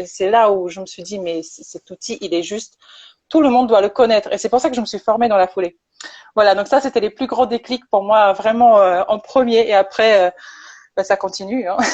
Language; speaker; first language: French; non-native, fluent; Polish